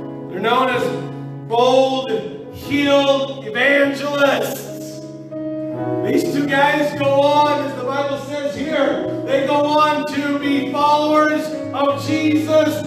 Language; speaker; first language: English; native; English